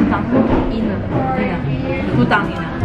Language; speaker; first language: Korean; non-native, learner; Filipino